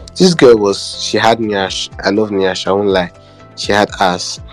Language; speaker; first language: English; non-native, local second language; Igbo